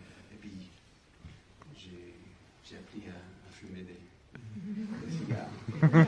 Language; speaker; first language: French; non-native, fluent; English